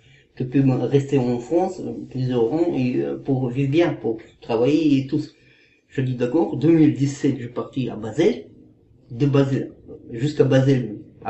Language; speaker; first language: French; non-native, learner; Kazakh